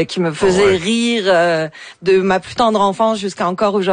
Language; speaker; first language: French; native; French